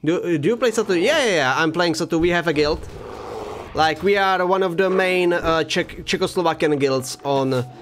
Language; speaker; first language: English; non-native, fluent; Czech